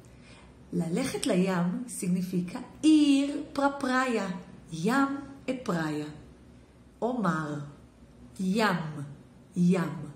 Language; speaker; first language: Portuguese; non-native, fluent; Hebrew